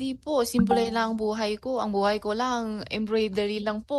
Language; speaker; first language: Filipino; non-native, learner; Chinese